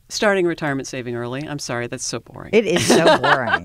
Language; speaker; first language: English; native; English